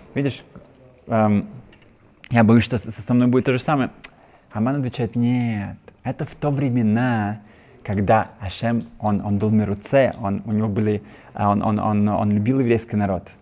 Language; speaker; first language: Russian; native; Russian